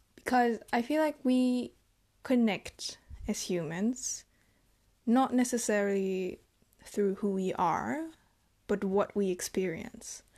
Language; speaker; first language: English; non-native, fluent; Vietnamese